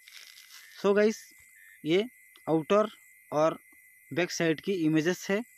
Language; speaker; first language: Hindi; non-native, local second language; Odia